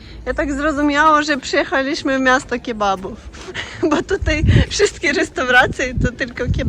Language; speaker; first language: Polish; non-native, fluent; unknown